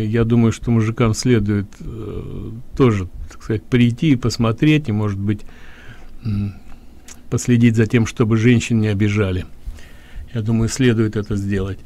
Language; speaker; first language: Russian; native; Russian